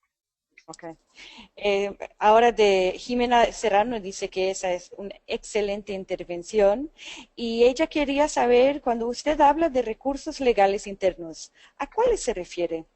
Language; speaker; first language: Spanish; non-native, fluent; English